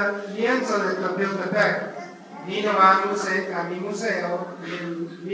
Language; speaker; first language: Spanish; non-native, learner; English